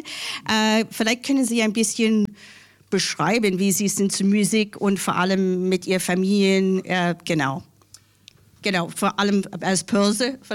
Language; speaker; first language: German; non-native, learner; English